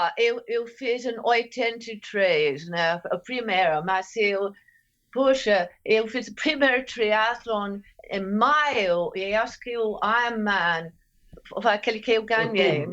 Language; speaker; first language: Portuguese; non-native, fluent; English